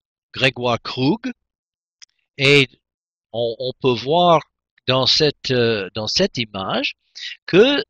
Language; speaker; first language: French; non-native, fluent; English